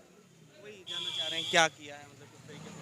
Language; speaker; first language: Hindi; native; Hindi